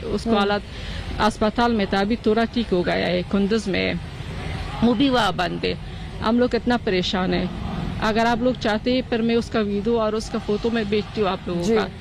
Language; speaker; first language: Hindi; non-native, fluent; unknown